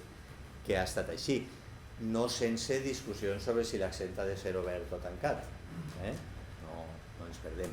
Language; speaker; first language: Catalan; native; Catalan